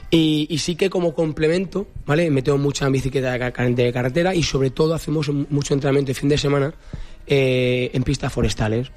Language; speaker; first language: Spanish; native; Spanish